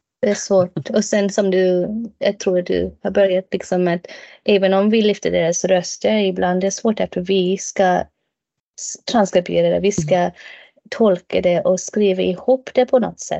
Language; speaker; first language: Swedish; non-native, fluent; English